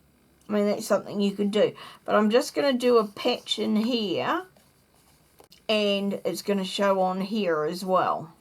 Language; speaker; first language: English; native; English